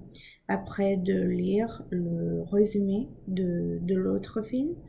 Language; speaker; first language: French; non-native, learner; English